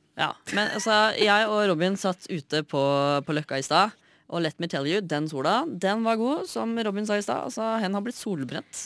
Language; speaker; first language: Norwegian; native; Norwegian